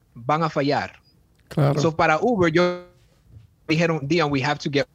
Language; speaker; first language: Spanish; early bilingual, heritage; Spanish